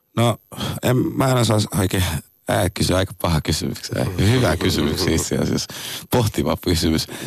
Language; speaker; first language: Finnish; non-native, fluent; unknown